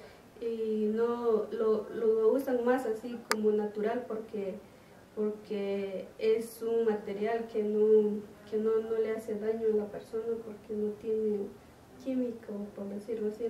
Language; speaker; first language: Spanish; non-native, local second language; Kaqchikel